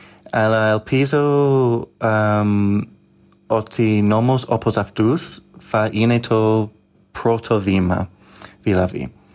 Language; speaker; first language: Greek; non-native, learner; English